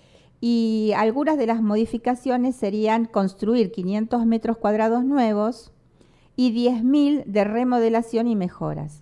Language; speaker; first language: Spanish; native; Spanish